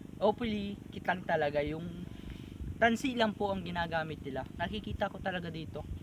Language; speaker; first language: Filipino; non-native, local second language; Bikol